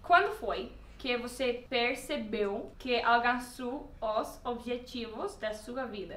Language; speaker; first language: Portuguese; non-native, learner; Dutch